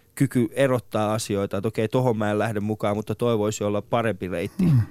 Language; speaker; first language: Finnish; early bilingual, other home language; Persian